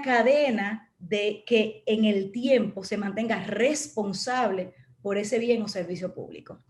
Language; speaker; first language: Spanish; native; Spanish